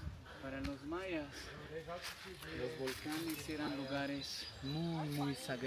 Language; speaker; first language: Spanish; non-native, local second language; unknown